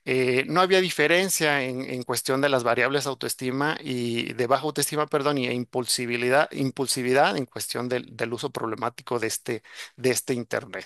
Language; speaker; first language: Spanish; native; Spanish